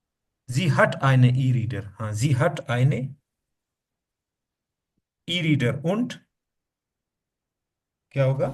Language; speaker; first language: German; non-native, learner; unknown